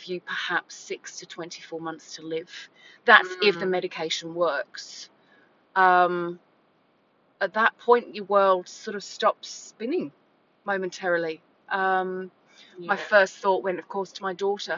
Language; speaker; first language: English; native; English